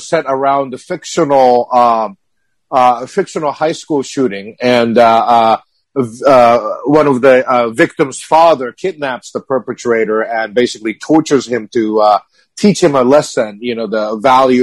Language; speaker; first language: English; non-native, fluent; Japanese